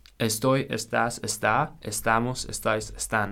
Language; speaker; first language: Spanish; non-native, fluent; Czech